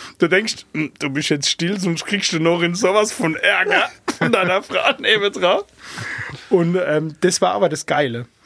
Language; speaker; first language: German; early bilingual, other home language; Arabic